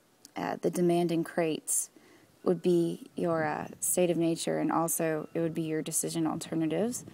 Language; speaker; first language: English; native; English